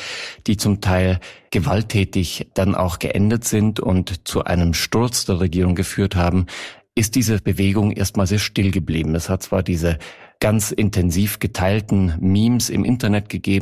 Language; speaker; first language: German; native; German